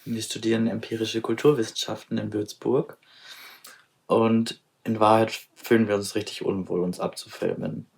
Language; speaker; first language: German; native; German